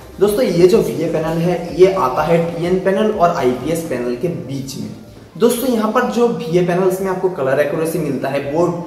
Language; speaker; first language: Hindi; non-native, local second language; Bangla